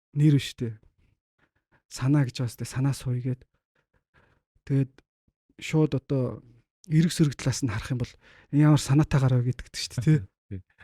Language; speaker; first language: Mongolian; native; Mongolian